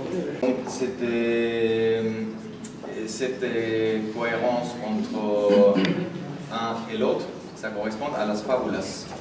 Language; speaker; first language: French; non-native, fluent; Spanish